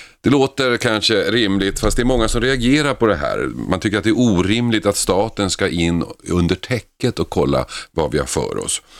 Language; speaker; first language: Swedish; native; Swedish